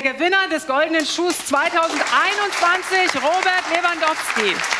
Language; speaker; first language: German; native; German